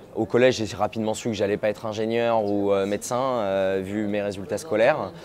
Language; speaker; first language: French; native; French